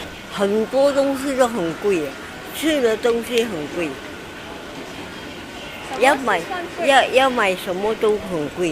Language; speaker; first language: Chinese; non-native, local second language; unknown